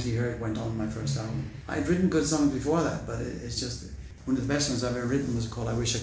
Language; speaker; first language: English; native; English